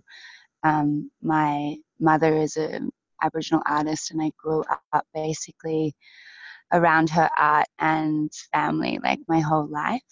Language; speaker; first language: English; native; English